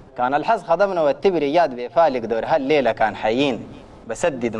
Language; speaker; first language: Arabic; native; Arabic